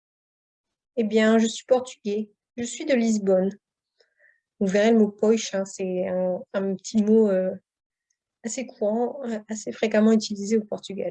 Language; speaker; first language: French; native; French